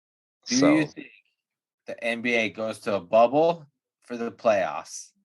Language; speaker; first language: English; native; English